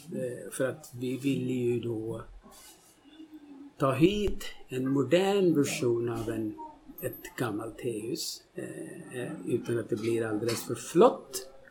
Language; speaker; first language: Swedish; non-native, fluent; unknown